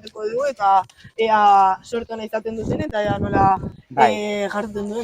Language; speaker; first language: Basque; native; Basque